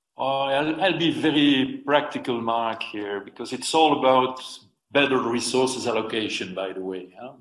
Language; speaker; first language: English; non-native, fluent; French